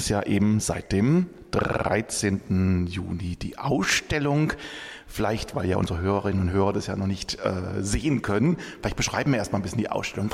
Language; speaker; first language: German; native; German